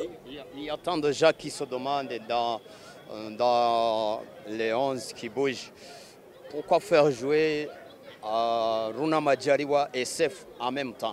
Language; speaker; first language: French; non-native, local second language; Kinyarwanda